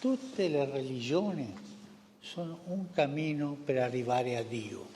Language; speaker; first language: Italian; early bilingual, heritage; Spanish